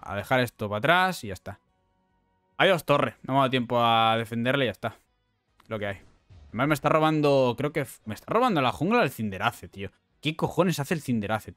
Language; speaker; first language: Spanish; native; Spanish